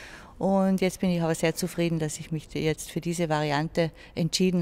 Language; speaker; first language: German; native; German